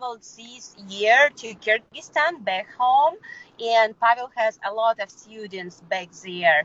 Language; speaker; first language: English; non-native, fluent; Russian